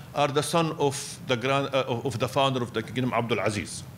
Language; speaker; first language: English; non-native, fluent; Arabic